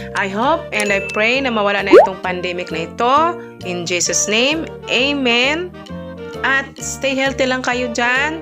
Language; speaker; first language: Filipino; non-native, local second language; Cebuano